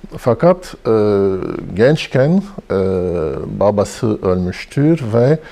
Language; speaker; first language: Turkish; non-native, fluent; French